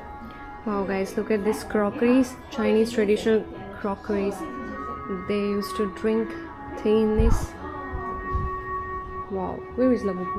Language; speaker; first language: English; non-native, local second language; Hindi